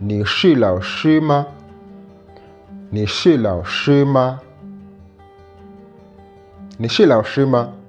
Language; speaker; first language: Chinese; non-native, fluent; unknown